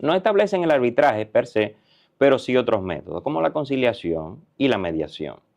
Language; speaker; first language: Spanish; native; Spanish